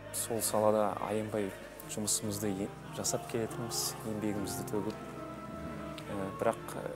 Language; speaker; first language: Kazakh; native; Kazakh